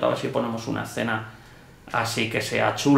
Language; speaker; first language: Spanish; native; Spanish